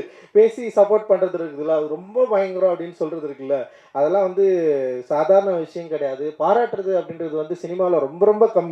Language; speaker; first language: Tamil; native; Tamil